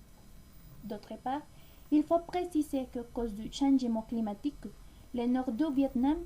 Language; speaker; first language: French; non-native, learner; Spanish